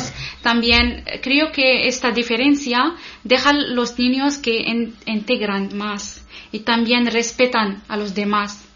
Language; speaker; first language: Spanish; non-native, learner; Arabic